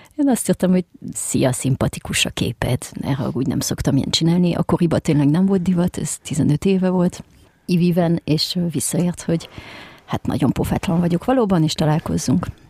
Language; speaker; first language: Hungarian; early bilingual, heritage; French